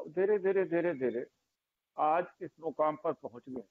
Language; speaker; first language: Hindi; native; Hindi